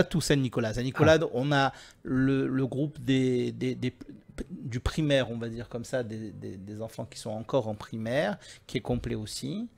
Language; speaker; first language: French; native; French